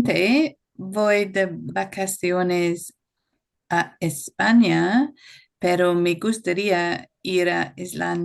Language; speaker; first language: Spanish; non-native, learner; English